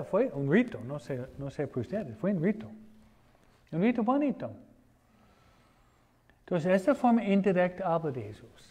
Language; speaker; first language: Spanish; non-native, fluent; English